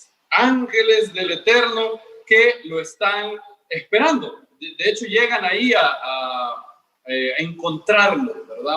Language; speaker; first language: Spanish; native; Spanish